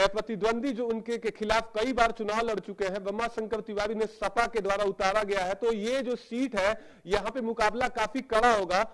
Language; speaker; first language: Hindi; native; Hindi